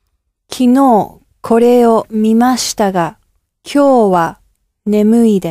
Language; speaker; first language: Japanese; non-native, learner; English